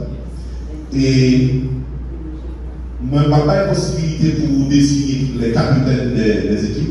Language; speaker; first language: French; non-native, local second language; Haitian Creole